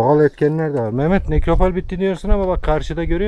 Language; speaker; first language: Turkish; native; Turkish